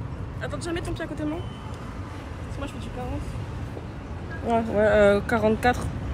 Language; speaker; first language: French; native; French